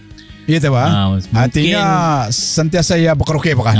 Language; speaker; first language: Malay; native; Malay